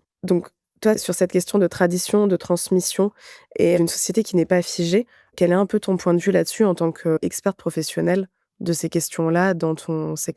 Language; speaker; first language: French; native; French